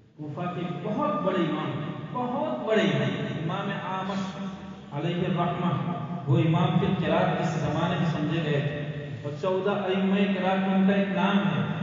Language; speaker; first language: Urdu; non-native, local second language; Gujarati